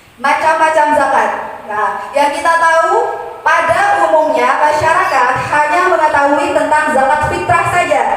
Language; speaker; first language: Indonesian; non-native, local second language; Madurese